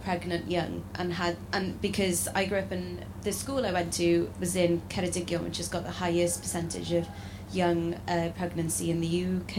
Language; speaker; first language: English; native; English